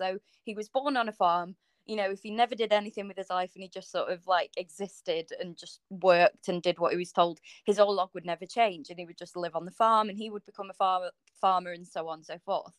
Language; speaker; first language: English; native; English